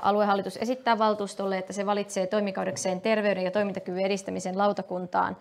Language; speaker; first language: Finnish; native; Finnish